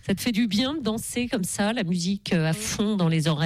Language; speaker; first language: French; native; French